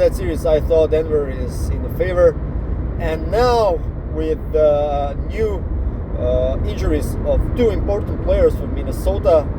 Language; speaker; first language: English; non-native, fluent; Slovenian